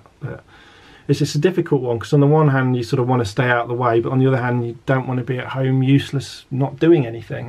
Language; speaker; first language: English; native; English